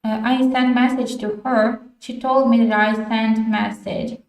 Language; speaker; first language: English; non-native, fluent; Ukrainian